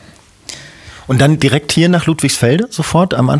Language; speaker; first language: German; native; German